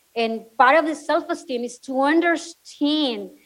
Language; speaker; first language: English; non-native, fluent; Spanish